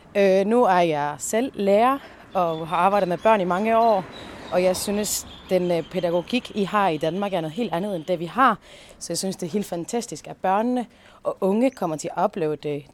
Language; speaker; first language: Danish; early bilingual, heritage; Spanish